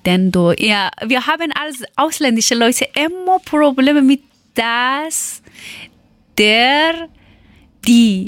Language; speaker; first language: German; non-native, learner; Persian